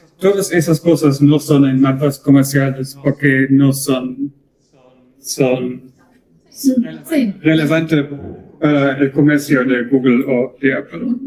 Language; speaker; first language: Spanish; non-native, learner; German